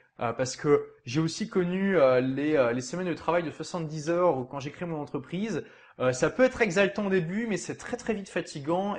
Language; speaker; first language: French; native; French